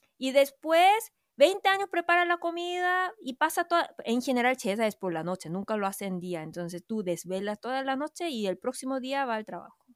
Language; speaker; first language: Spanish; non-native, fluent; Korean